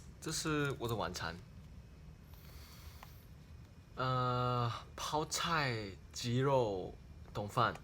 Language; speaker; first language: Chinese; non-native, learner; Korean